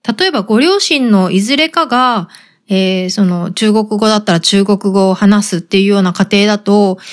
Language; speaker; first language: Japanese; native; Japanese